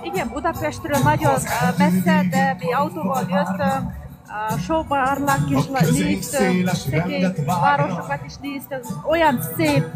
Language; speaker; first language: Hungarian; non-native, learner; Kazakh